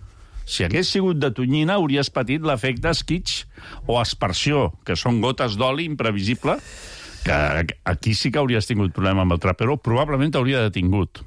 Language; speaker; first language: Catalan; native; Catalan